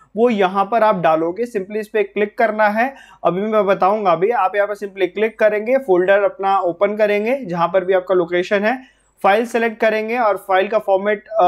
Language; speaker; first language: Hindi; native; Hindi